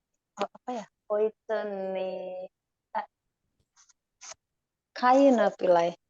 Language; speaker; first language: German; non-native, learner; Indonesian